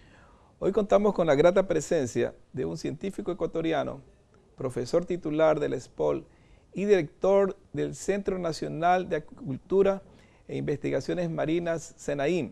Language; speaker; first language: Spanish; native; Spanish